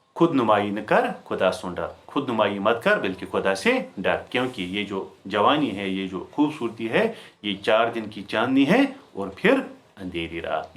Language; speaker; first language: Urdu; non-native, local second language; Kashmiri